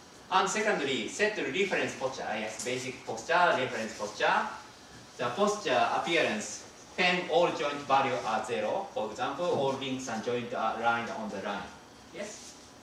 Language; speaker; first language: English; non-native, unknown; Japanese